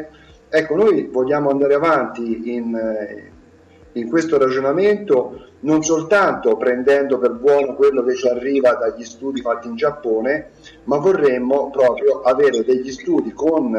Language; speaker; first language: Italian; native; Italian